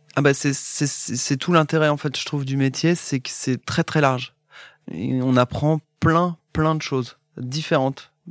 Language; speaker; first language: French; native; French